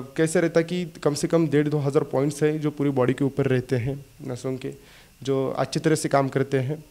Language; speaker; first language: Hindi; non-native, local second language; Marathi